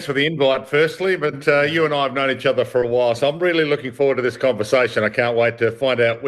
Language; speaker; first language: English; native; English